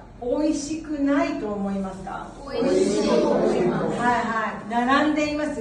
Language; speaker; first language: Japanese; non-native, learner; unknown